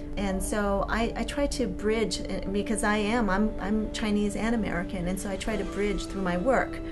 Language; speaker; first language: English; native; English